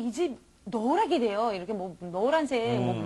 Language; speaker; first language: Korean; non-native, learner; Romanian